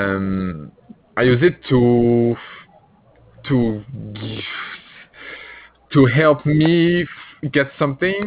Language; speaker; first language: English; non-native, fluent; French